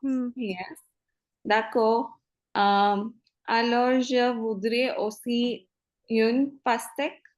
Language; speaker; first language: French; non-native, learner; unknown